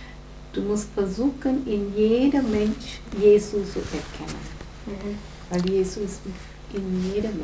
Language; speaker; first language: German; non-native, fluent; Gujarati